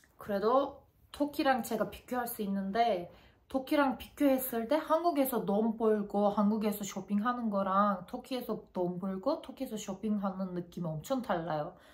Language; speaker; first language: Korean; non-native, fluent; Turkish